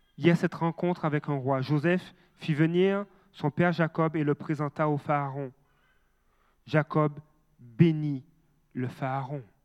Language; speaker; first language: French; native; French